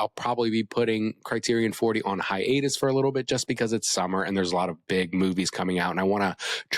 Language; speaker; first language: English; native; English